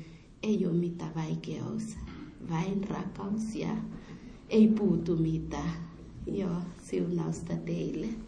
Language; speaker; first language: Finnish; non-native, learner; Swahili